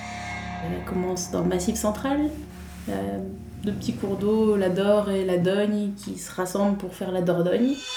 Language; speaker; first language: French; native; French